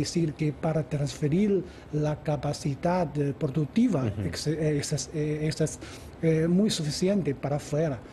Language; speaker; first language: Spanish; non-native, fluent; Chinese